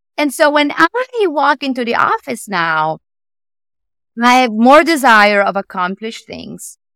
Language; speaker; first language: English; non-native, fluent; Italian